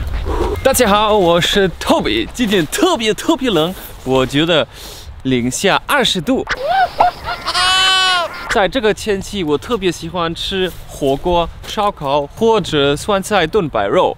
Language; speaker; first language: Chinese; non-native, fluent; German